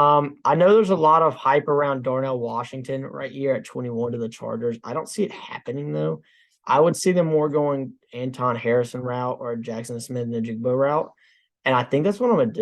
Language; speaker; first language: English; native; English